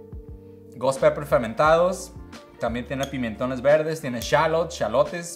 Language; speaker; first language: Spanish; native; Spanish